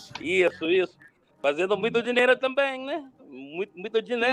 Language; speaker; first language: Portuguese; non-native, learner; English